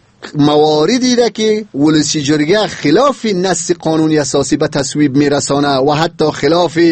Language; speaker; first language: Persian; native; Persian